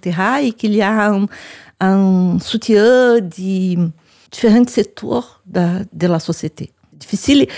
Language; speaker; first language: French; non-native, learner; Portuguese